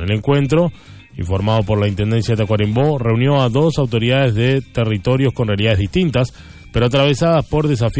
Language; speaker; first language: Spanish; native; Spanish